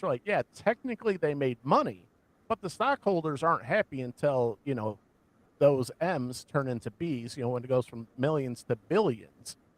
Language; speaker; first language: English; native; English